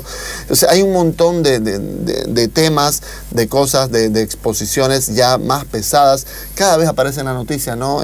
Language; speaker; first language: Spanish; native; Spanish